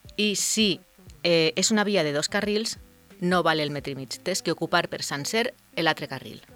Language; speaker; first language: Catalan; non-native, local second language; Spanish